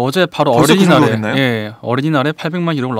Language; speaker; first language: Korean; native; Korean